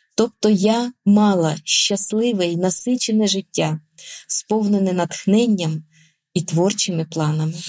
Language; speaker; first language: Ukrainian; non-native, local second language; Russian